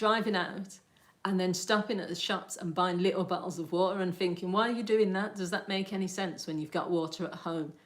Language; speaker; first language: English; native; English